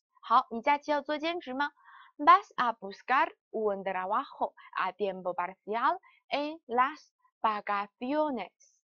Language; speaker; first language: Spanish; non-native, fluent; Chinese